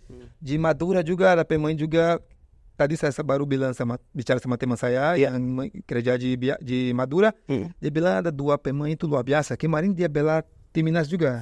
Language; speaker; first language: Indonesian; non-native, fluent; Portuguese